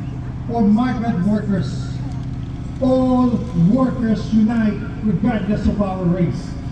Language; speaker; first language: English; non-native, local second language; Filipino